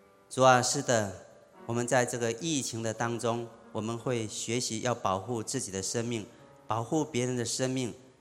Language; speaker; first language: Chinese; native; Chinese